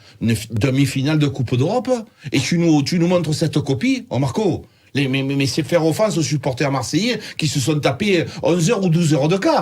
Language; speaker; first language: French; native; French